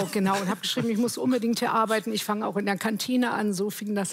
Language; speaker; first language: German; native; German